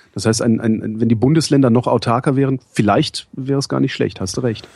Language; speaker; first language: German; native; German